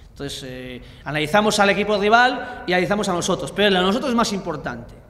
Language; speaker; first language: Spanish; native; Spanish